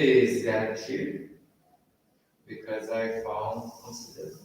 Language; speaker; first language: English; non-native, learner; Portuguese